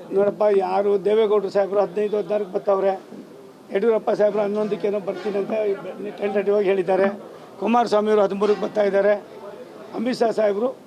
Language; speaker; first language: Kannada; native; Kannada